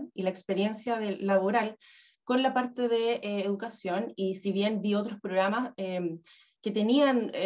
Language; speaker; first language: Spanish; native; Spanish